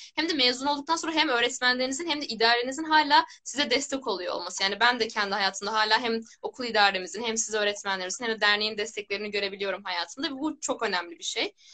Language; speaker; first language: Turkish; native; Turkish